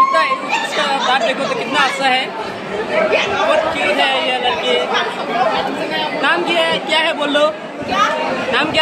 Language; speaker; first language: Hindi; non-native, local second language; Assamese